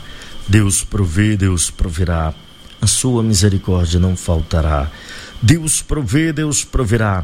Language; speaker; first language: Portuguese; native; Portuguese